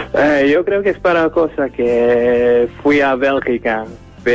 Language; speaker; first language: Spanish; non-native, learner; Dutch